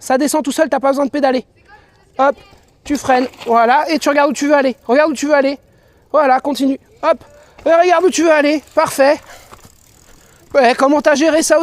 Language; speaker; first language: French; native; French